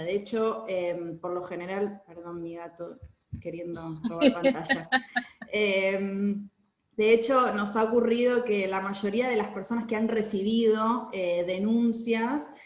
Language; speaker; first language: Spanish; native; Spanish